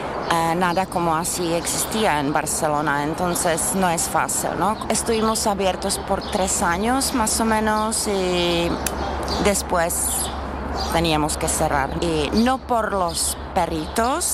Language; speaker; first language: Spanish; non-native, fluent; Czech